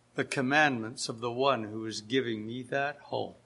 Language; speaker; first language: English; native; English